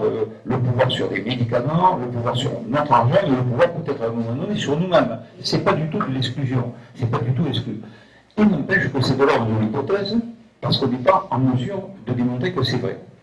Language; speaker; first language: French; native; French